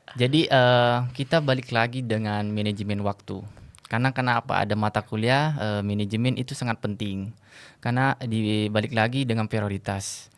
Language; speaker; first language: Indonesian; non-native, local second language; Madurese